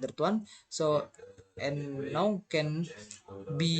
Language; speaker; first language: English; non-native, learner; Indonesian